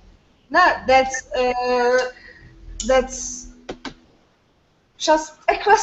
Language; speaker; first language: English; non-native, learner; French